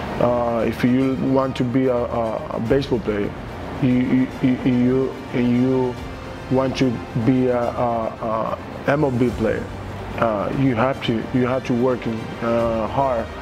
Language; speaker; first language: English; non-native, learner; Spanish